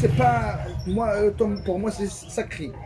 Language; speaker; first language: French; non-native, local second language; Arabic